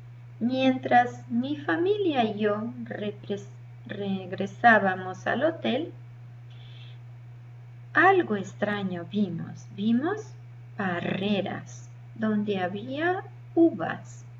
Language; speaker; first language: Spanish; non-native, learner; English